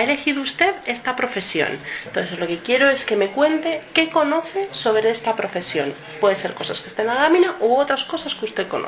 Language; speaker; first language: Spanish; native; Spanish